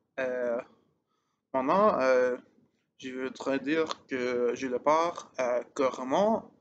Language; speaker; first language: French; non-native, learner; English